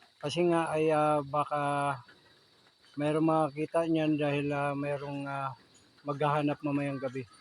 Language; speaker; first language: Filipino; native; Filipino